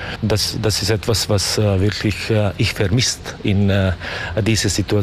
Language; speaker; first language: German; non-native, learner; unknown